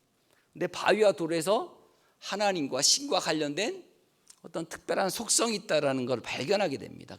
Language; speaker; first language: Korean; native; Korean